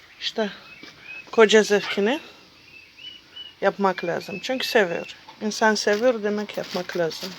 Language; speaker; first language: Turkish; non-native, learner; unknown